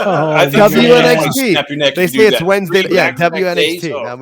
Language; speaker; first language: English; native; English